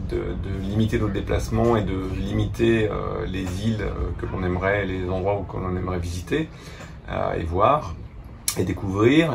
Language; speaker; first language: French; native; French